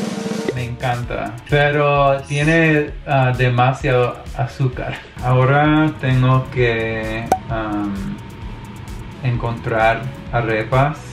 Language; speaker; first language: Spanish; non-native, learner; English